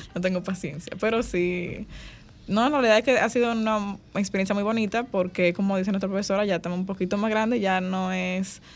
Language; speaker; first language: Spanish; native; Spanish